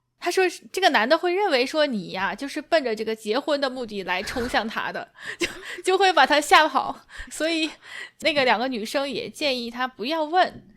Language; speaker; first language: Chinese; native; Chinese